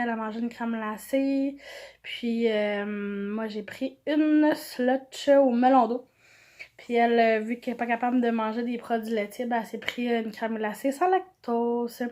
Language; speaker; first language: French; native; French